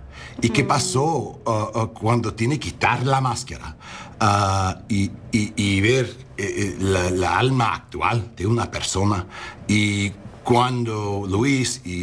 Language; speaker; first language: Spanish; early bilingual, heritage; Spanish